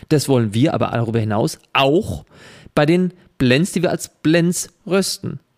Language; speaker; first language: German; native; German